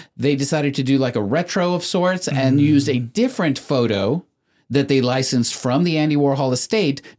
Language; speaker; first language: English; early bilingual, other home language; Spanish